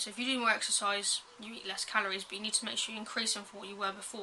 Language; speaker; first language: English; native; English